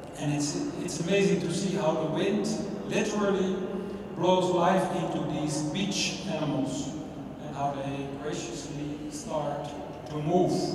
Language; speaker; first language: English; non-native, fluent; Dutch